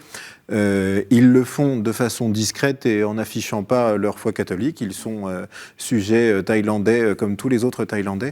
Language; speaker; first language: French; native; French